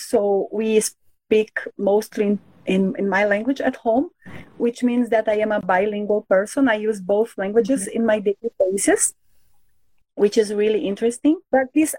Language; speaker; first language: English; non-native, fluent; Portuguese